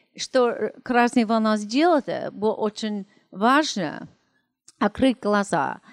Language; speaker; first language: Russian; non-native, fluent; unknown